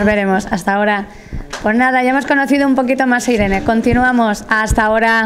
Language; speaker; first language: Spanish; native; Spanish